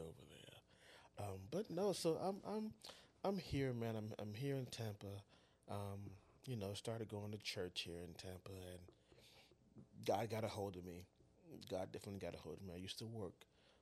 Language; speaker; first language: English; native; English